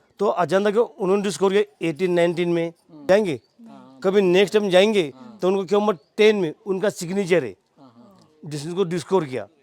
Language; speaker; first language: Hindi; non-native, local second language; Marathi